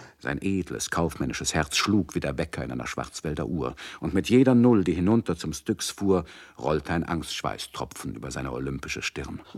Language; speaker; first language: German; native; German